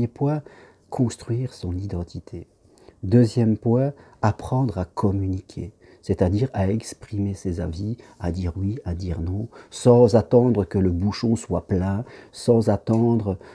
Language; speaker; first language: French; native; French